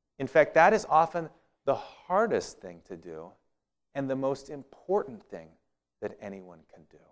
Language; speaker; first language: English; native; English